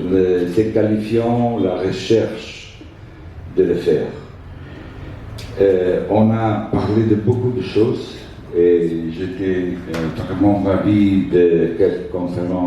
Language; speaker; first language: French; non-native, fluent; Italian